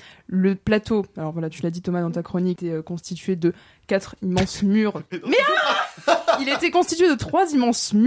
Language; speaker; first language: French; native; French